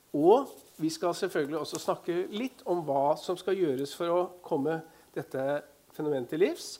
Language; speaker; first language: Norwegian; native; Norwegian